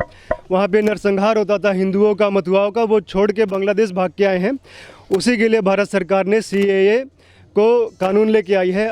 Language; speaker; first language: Hindi; native; Hindi